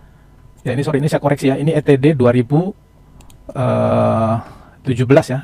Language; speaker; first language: Indonesian; native; Indonesian